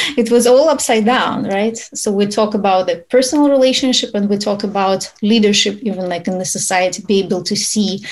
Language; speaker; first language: English; non-native, fluent; Ukrainian